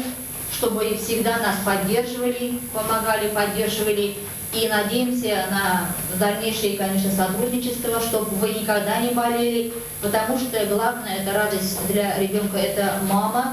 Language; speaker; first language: Russian; non-native, local second language; Bashkir